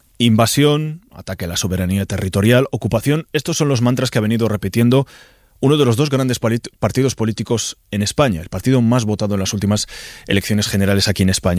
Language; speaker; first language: Spanish; native; Spanish